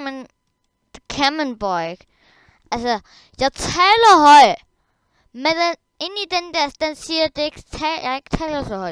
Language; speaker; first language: Danish; early bilingual, other home language; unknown